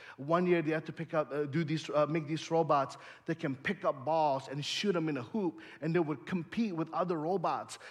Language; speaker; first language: English; early bilingual, other home language; Indonesian